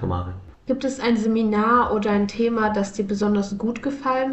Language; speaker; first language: German; native; German